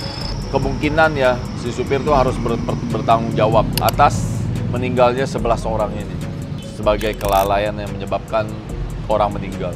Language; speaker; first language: Indonesian; native; Indonesian